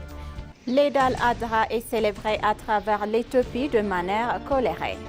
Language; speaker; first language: French; non-native, fluent; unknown